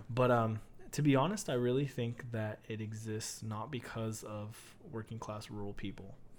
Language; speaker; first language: English; native; English